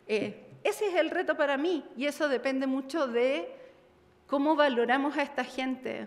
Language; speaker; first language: Spanish; native; Spanish